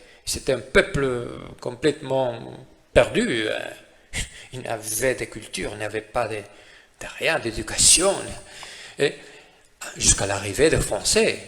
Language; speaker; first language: French; non-native, fluent; Spanish